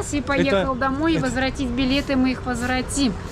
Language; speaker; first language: Russian; native; Russian